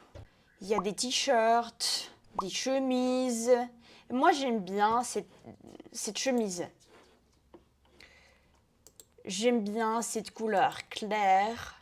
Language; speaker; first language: French; non-native, fluent; Russian